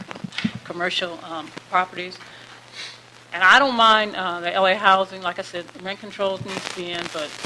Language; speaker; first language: English; native; English